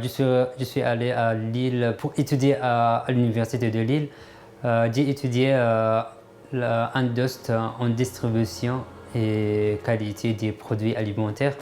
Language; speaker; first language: French; non-native, fluent; Arabic